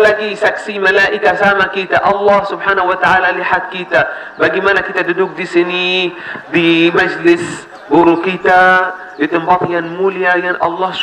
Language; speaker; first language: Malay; non-native, learner; Arabic